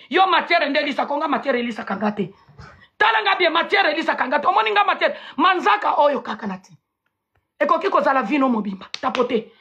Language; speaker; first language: Lingala; non-native, local second language; Swahili